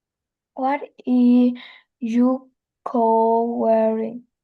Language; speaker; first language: English; non-native, learner; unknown